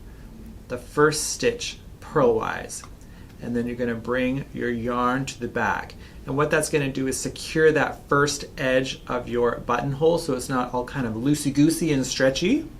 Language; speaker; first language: English; native; English